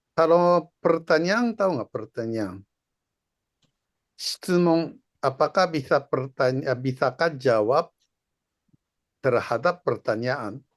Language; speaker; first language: Indonesian; non-native, fluent; Japanese